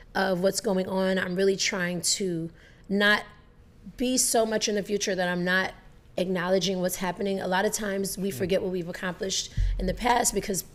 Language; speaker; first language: English; native; English